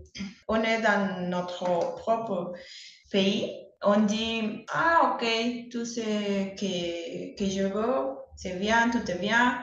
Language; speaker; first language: French; non-native, learner; Spanish